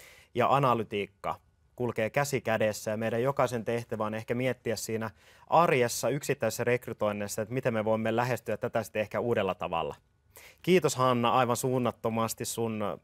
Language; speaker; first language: Finnish; native; Finnish